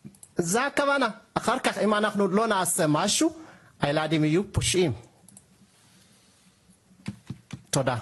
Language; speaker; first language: Hebrew; non-native, learner; Tigrinya